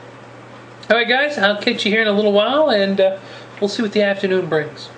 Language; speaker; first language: English; native; English